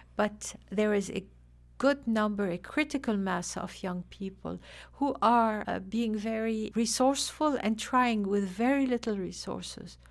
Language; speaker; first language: English; non-native, fluent; Arabic